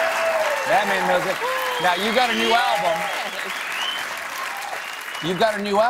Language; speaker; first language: English; native; English